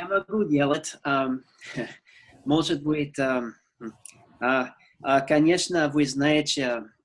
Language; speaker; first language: Russian; non-native, learner; English